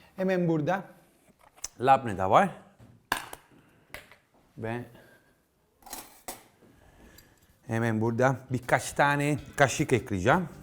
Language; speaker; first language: Turkish; non-native, fluent; Italian